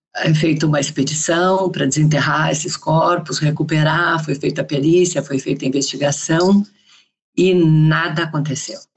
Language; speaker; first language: Portuguese; native; Portuguese